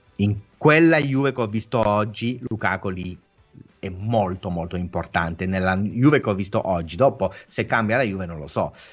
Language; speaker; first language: Italian; early bilingual, heritage; English